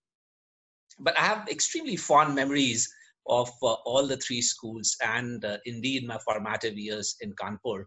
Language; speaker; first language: English; native; English